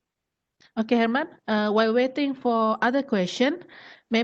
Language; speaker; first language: English; non-native, fluent; Malay